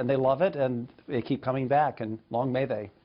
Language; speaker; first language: English; native; English